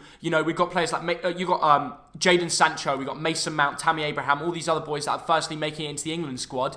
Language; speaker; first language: English; native; English